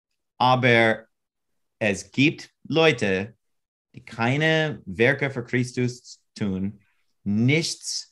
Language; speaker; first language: German; non-native, fluent; English